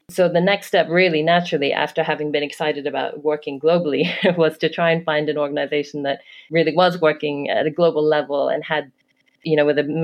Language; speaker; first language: English; non-native, local second language; Cantonese